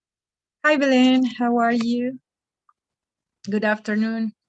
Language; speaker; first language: English; non-native, fluent; Spanish